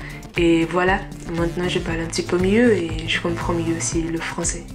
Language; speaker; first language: French; non-native, learner; Portuguese